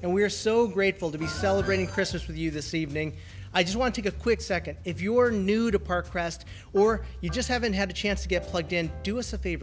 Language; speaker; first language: English; native; English